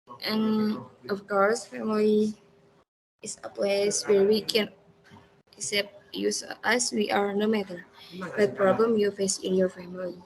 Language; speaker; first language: English; non-native, learner; Indonesian